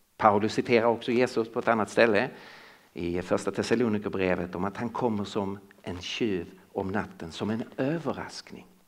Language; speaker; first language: Swedish; native; Swedish